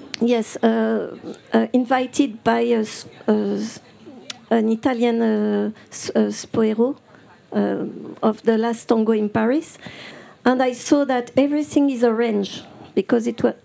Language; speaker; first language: English; non-native, learner; French